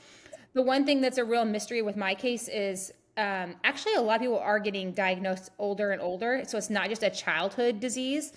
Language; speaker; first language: English; native; English